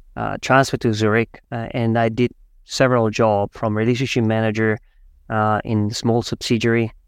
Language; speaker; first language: English; non-native, fluent; Italian